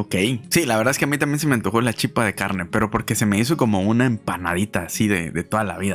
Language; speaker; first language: Spanish; native; Spanish